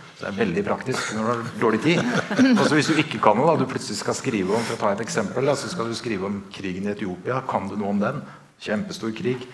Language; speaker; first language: Norwegian; native; Norwegian